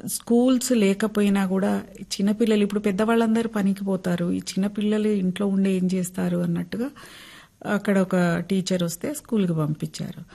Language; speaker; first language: Telugu; non-native, local second language; Lambadi